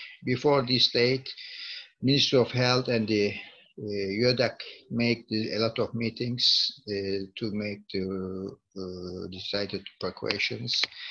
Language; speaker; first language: English; non-native, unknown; Turkish